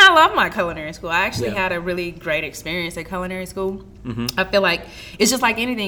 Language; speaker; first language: English; native; English